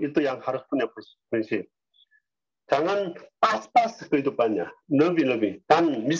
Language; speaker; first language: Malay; non-native, learner; Korean